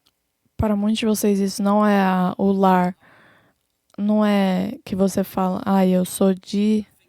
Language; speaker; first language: Portuguese; non-native, fluent; English